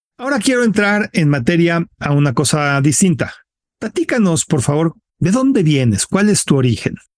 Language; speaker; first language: Spanish; native; Spanish